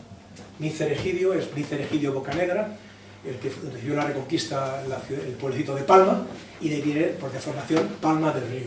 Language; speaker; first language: Spanish; native; Spanish